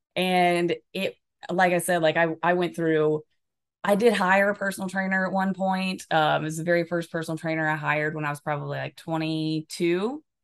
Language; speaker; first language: English; native; English